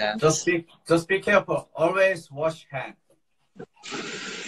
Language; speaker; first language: English; non-native, learner; Korean